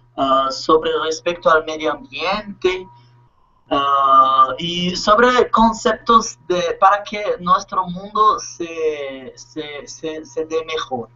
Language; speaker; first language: Spanish; non-native, learner; Portuguese